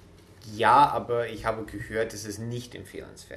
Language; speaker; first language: German; non-native, fluent; English